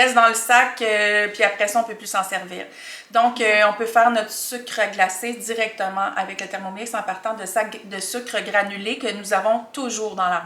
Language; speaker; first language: French; native; French